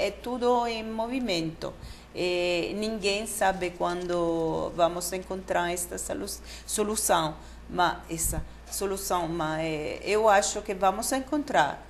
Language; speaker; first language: Portuguese; non-native, fluent; Italian